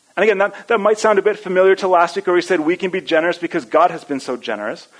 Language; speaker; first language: English; native; English